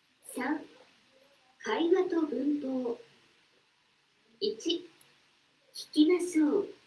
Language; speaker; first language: Japanese; non-native, learner; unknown